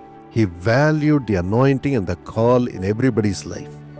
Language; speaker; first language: English; non-native, local second language; Tamil